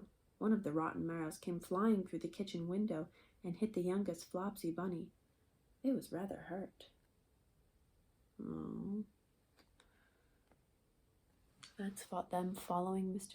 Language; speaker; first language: English; native; English